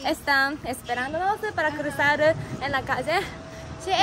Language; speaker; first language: Spanish; non-native, fluent; Japanese